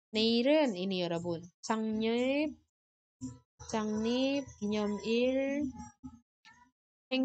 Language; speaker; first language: Korean; non-native, fluent; Indonesian